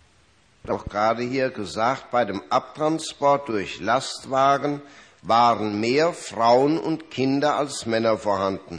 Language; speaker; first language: German; native; German